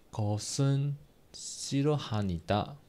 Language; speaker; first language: Korean; non-native, learner; Chinese